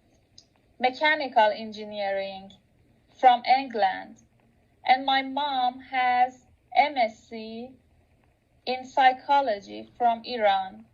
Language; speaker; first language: English; non-native, local second language; Persian